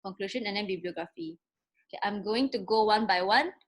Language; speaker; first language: English; non-native, local second language; Malay